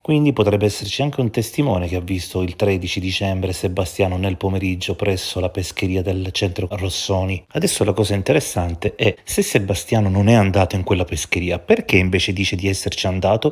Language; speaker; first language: Italian; native; Italian